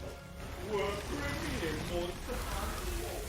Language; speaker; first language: German; native; German